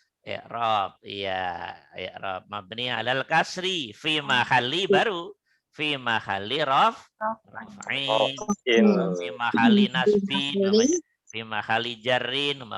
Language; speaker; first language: Arabic; non-native, fluent; Indonesian